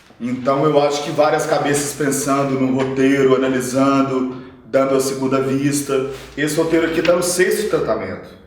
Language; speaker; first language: Portuguese; native; Portuguese